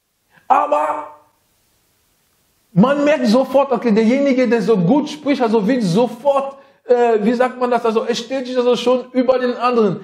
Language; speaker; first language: German; non-native, fluent; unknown